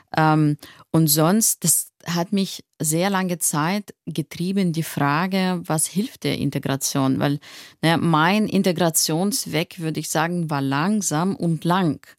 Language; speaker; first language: German; non-native, fluent; Russian